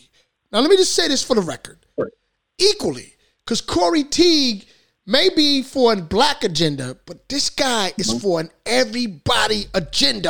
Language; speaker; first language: English; native; English